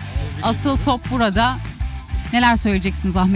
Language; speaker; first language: Turkish; native; Turkish